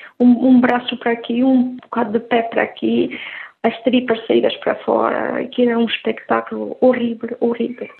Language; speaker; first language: Portuguese; early bilingual, heritage; Portuguese